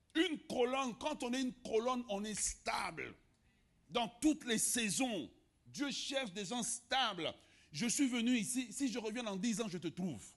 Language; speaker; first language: French; non-native, local second language; Lingala